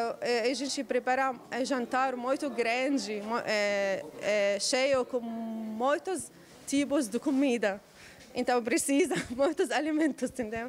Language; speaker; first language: Portuguese; non-native, learner; Arabic